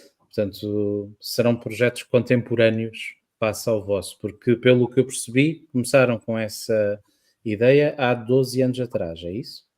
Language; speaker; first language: Portuguese; native; Portuguese